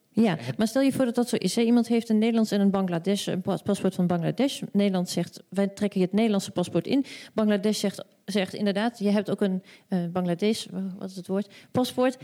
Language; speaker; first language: Dutch; native; Dutch